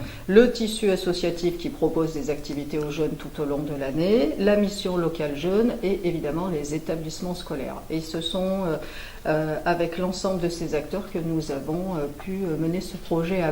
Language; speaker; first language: French; native; French